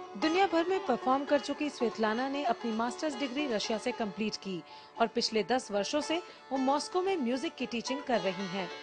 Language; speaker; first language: Hindi; native; Hindi